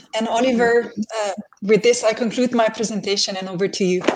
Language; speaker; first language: English; non-native, fluent; Slovenian